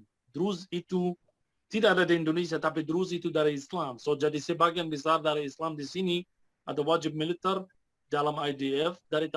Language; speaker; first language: Indonesian; non-native, fluent; Arabic